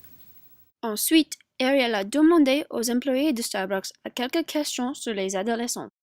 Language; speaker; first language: French; non-native, learner; English